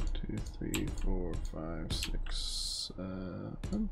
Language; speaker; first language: English; native; English